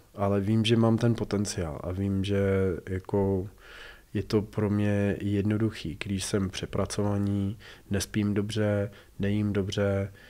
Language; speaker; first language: Czech; non-native, fluent; English